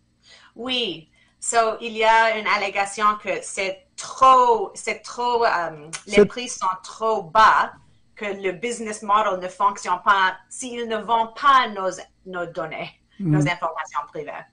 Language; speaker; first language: French; non-native, fluent; English